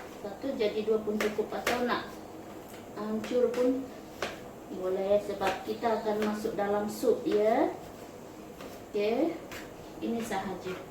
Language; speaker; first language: Malay; non-native, local second language; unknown